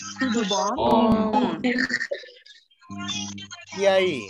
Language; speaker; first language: Portuguese; non-native, fluent; Spanish